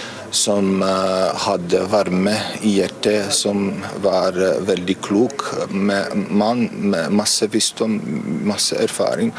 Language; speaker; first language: Norwegian; non-native, fluent; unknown